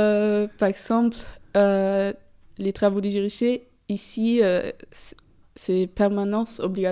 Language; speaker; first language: French; non-native, fluent; German